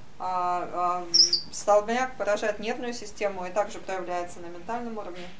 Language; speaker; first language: Russian; native; Russian